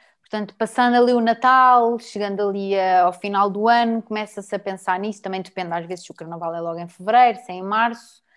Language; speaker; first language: Portuguese; native; Portuguese